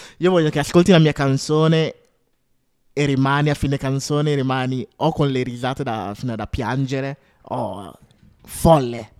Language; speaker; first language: Italian; early bilingual, other home language; Akan